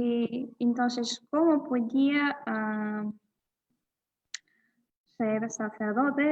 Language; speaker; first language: Spanish; non-native, fluent; Russian